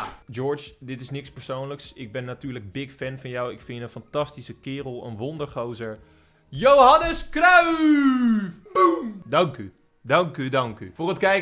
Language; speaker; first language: Dutch; native; Dutch